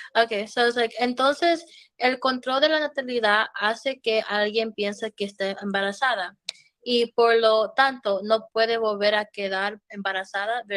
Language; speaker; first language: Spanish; early bilingual, heritage; Spanish